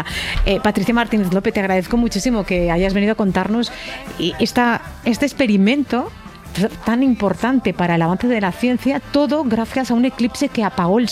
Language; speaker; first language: Spanish; native; Spanish